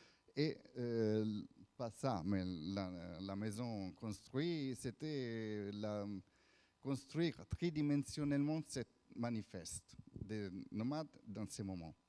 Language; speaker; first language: French; non-native, fluent; Italian